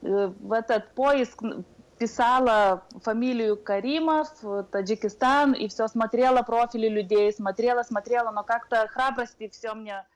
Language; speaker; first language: Russian; non-native, fluent; Lithuanian